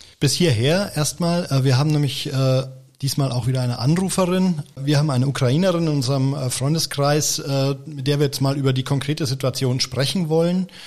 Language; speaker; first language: German; native; German